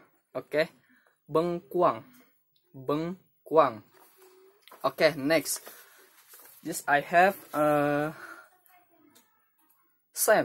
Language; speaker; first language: English; non-native, learner; Indonesian